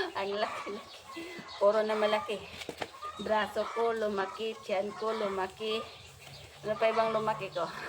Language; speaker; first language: Filipino; native; Filipino